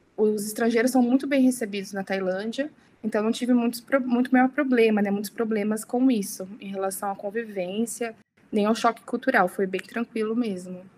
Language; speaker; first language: Portuguese; early bilingual, heritage; Portuguese